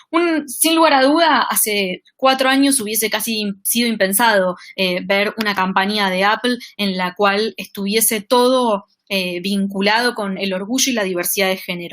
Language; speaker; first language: Spanish; native; Spanish